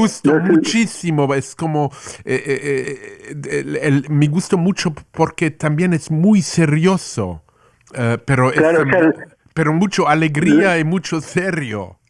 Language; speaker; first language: Spanish; non-native, learner; English